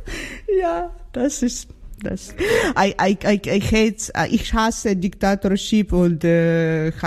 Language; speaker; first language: German; non-native, learner; Ukrainian